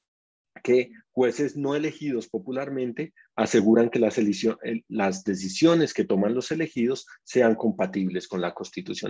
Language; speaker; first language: Spanish; native; Spanish